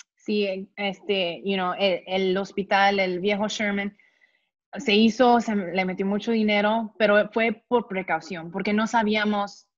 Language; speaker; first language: Spanish; early bilingual, heritage; Spanish